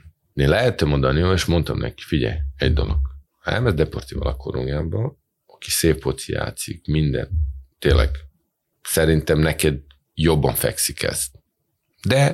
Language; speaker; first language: Hungarian; non-native, fluent; Serbian